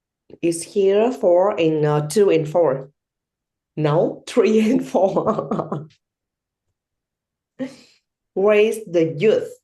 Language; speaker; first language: English; non-native, learner; Vietnamese